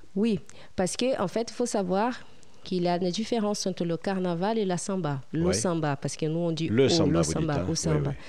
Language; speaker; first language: French; non-native, fluent; Portuguese